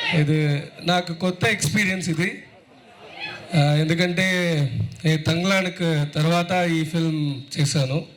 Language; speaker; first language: Telugu; non-native, learner; Tamil